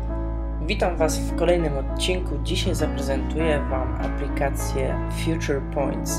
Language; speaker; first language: Polish; native; Polish